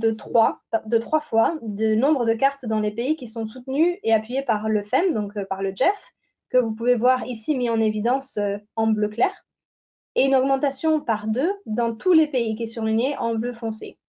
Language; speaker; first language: French; native; French